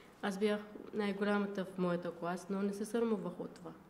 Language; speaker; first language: Bulgarian; non-native, fluent; Kurdish